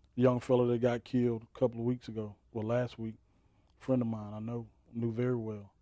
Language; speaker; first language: English; native; English